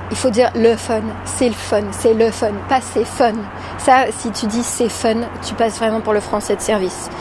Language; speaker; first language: French; native; French